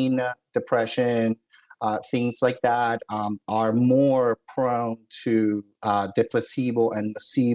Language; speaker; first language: English; native; English